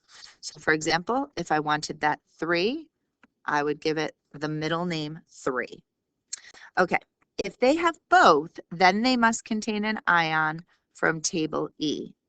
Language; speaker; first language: English; native; English